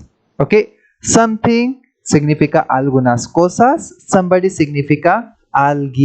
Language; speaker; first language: Spanish; non-native, fluent; Hindi